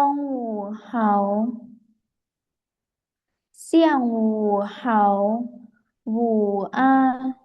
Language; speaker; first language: Chinese; non-native, learner; Lao